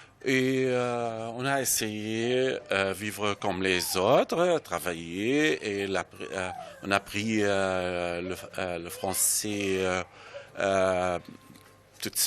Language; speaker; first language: French; non-native, learner; Arabic